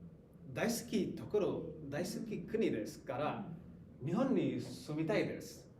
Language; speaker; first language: Japanese; non-native, learner; Hindi